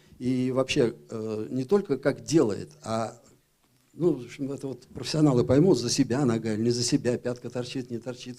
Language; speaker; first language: Russian; native; Russian